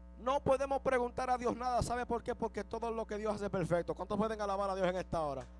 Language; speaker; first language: Spanish; early bilingual, heritage; Spanish